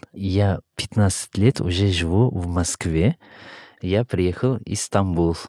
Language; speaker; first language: Russian; non-native, fluent; Turkish